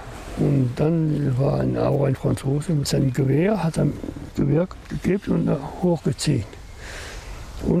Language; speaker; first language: German; non-native, learner; French